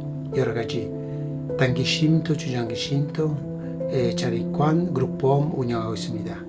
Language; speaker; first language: Korean; non-native, fluent; Italian